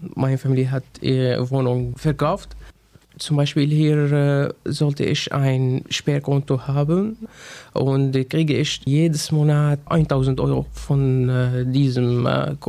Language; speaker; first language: German; non-native, learner; Arabic